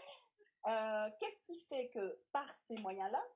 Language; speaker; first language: French; native; French